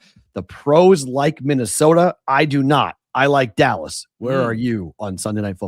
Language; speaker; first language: English; native; English